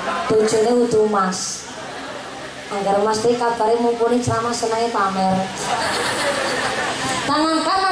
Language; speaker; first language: Indonesian; non-native, local second language; Javanese